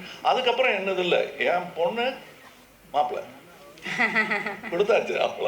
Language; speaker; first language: Tamil; native; Tamil